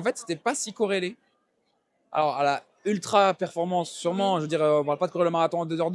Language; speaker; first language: French; native; French